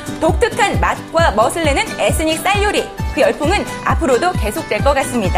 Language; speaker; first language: Korean; native; Korean